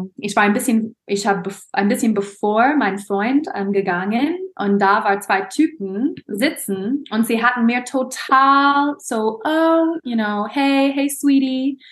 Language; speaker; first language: German; non-native, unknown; English